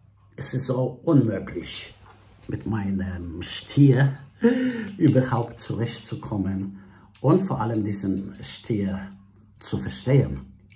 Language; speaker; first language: German; non-native, fluent; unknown